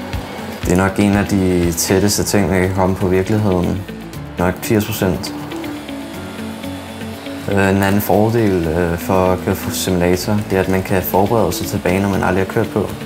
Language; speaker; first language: Danish; native; Danish